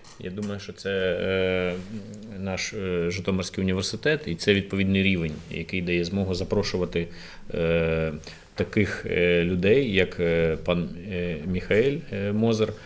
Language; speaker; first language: Ukrainian; native; Ukrainian